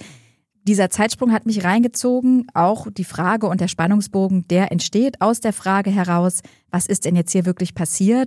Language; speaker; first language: German; native; German